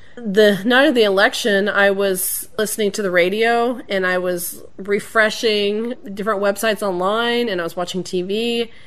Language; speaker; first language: English; native; English